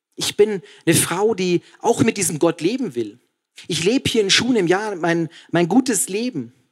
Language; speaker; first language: German; native; German